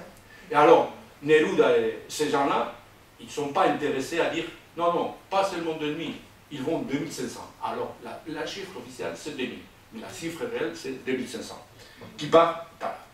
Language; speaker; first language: French; non-native, fluent; Spanish